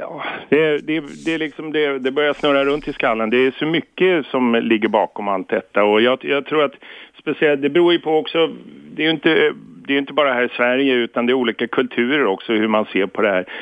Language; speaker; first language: Swedish; native; Swedish